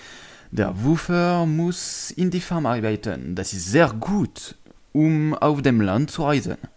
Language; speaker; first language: German; non-native, learner; French